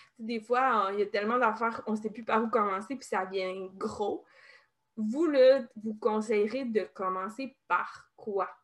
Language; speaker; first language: French; native; French